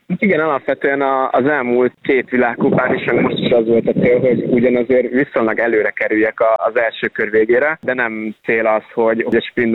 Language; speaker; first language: Hungarian; native; Hungarian